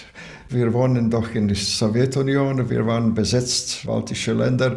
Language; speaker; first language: German; non-native, learner; Latvian